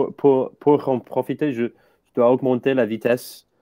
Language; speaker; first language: French; non-native, fluent; English